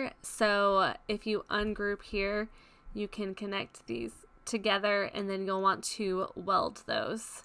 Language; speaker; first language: English; native; English